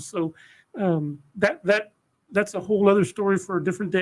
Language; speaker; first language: English; native; English